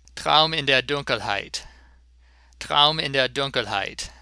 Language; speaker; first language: German; non-native, learner; English